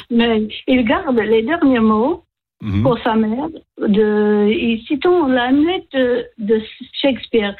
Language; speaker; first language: French; non-native, learner; English